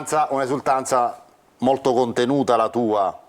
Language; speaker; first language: Italian; native; Italian